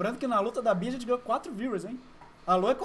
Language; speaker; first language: Portuguese; native; Portuguese